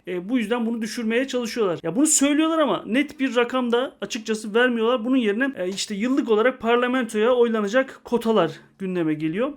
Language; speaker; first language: Turkish; native; Turkish